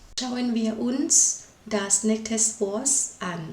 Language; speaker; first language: German; non-native, learner; Thai